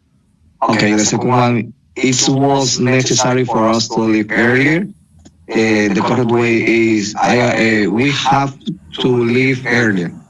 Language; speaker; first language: English; non-native, learner; Spanish